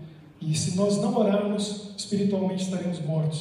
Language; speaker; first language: Portuguese; native; Portuguese